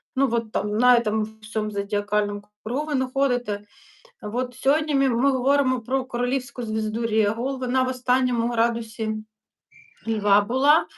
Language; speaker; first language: Ukrainian; non-native, local second language; Russian